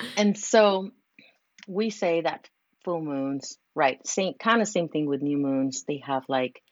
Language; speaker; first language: English; non-native, fluent; Spanish